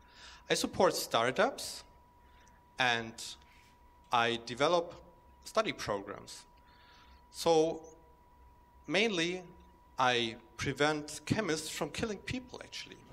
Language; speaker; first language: English; non-native, fluent; German